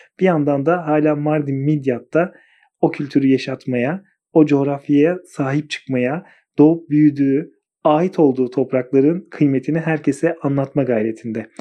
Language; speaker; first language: Turkish; native; Turkish